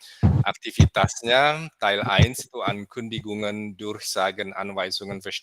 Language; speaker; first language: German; non-native, fluent; Indonesian